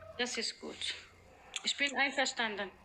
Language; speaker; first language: German; non-native, fluent; Arabic